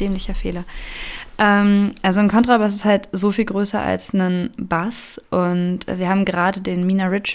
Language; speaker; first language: German; native; German